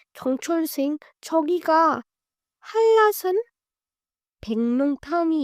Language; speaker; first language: Korean; non-native, learner; Hindi